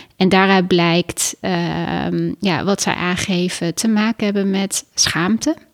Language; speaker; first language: Dutch; native; Dutch